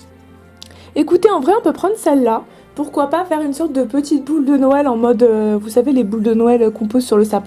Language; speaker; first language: French; native; French